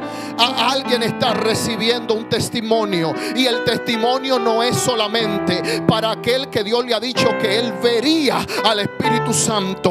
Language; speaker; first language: Spanish; native; Spanish